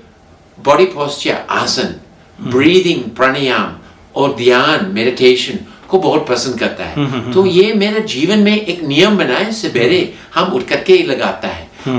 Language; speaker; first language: Hindi; non-native, fluent; English